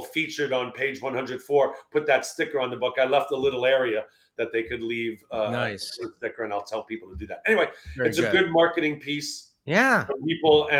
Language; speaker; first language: English; native; English